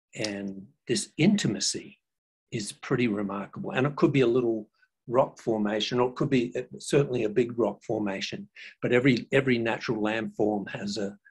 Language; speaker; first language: English; native; English